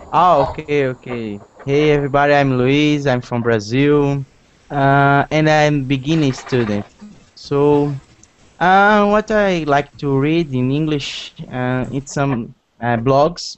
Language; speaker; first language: English; non-native, learner; Portuguese